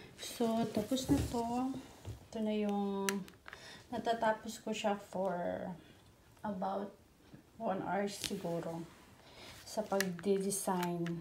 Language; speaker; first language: Filipino; native; Filipino